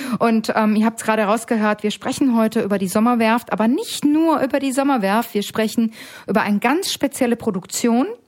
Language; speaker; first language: German; native; German